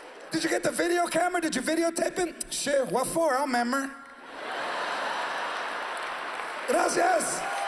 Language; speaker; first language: English; early bilingual, other home language; Spanish